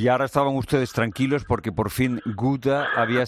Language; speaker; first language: Spanish; native; Spanish